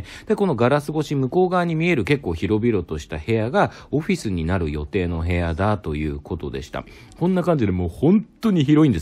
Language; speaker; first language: Japanese; native; Japanese